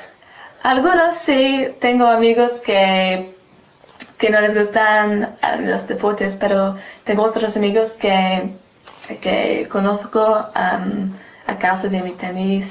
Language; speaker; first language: Spanish; non-native, learner; English